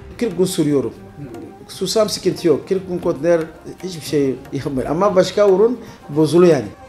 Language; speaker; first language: Turkish; non-native, learner; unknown